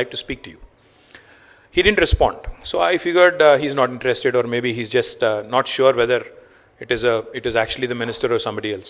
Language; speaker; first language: English; non-native, local second language; Telugu